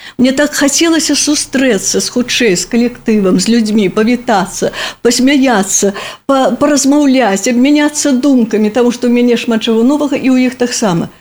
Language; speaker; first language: Belarusian; native; Belarusian